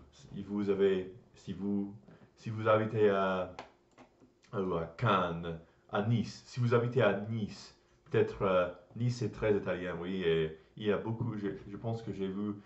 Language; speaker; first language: French; non-native, learner; English